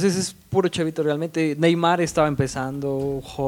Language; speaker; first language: Spanish; native; Spanish